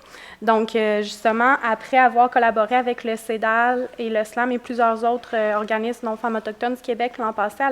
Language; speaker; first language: French; native; French